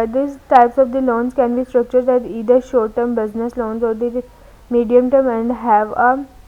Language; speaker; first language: English; non-native, local second language; Urdu